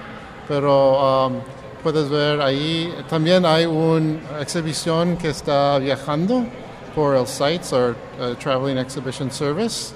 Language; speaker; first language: Spanish; non-native, fluent; English